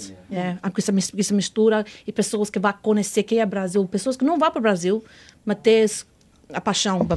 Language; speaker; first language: Portuguese; non-native, fluent; English